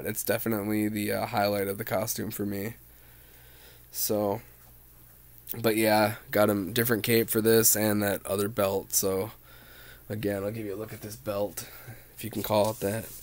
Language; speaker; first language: English; native; English